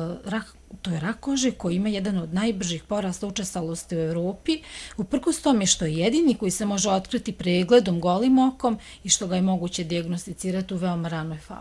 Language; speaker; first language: Croatian; native; Croatian